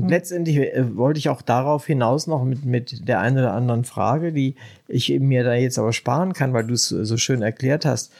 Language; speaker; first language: German; native; German